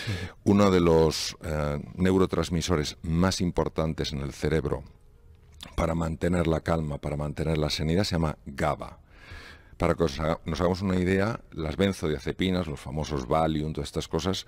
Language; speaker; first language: Spanish; native; Spanish